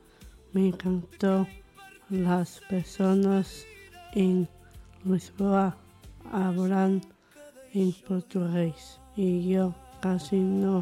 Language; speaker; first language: Spanish; non-native, learner; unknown